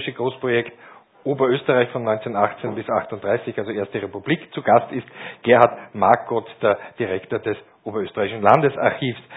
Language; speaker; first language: German; native; German